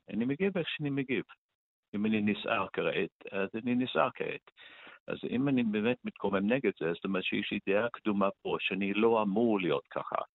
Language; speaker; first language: Hebrew; non-native, fluent; English